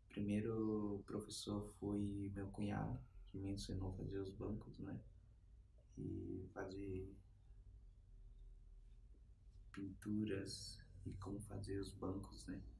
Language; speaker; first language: Portuguese; non-native, local second language; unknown